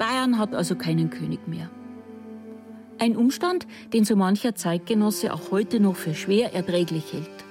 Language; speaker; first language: German; native; German